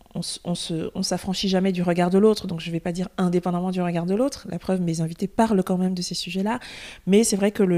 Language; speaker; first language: French; native; French